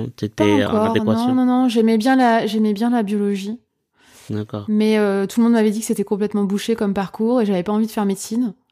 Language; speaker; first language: French; native; French